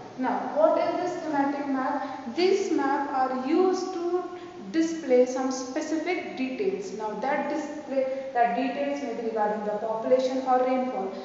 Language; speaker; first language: English; non-native, local second language; Hindi